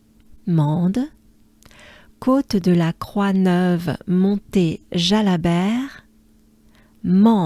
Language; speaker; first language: French; native; French